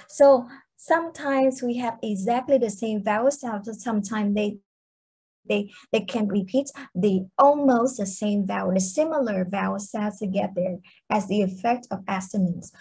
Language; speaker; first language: English; non-native, fluent; Vietnamese